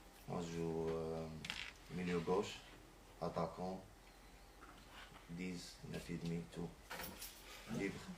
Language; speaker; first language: French; non-native, local second language; Arabic